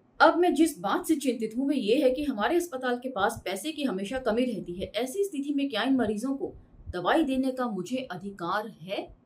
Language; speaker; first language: Hindi; native; Hindi